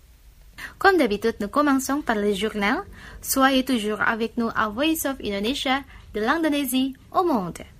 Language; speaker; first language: French; non-native, fluent; Indonesian